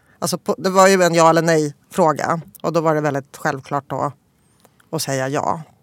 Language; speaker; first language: Swedish; early bilingual, other home language; Polish